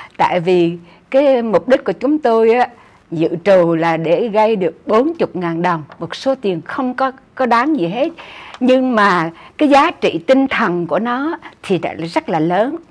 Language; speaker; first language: Vietnamese; native; Vietnamese